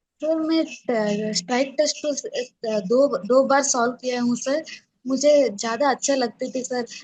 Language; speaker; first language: Hindi; non-native, local second language; Kannada